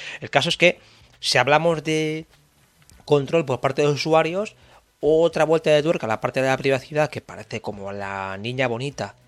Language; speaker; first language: Spanish; native; Spanish